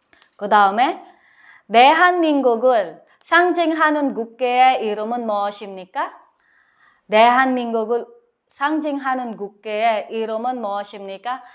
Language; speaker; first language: Korean; non-native, fluent; Filipino